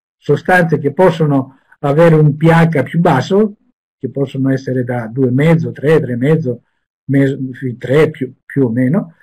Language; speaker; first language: Italian; non-native, fluent; Greek